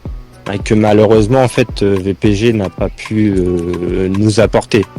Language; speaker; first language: French; native; French